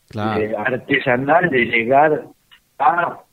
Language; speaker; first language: Spanish; native; Spanish